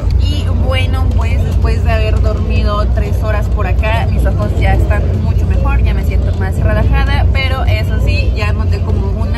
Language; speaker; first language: Spanish; native; Spanish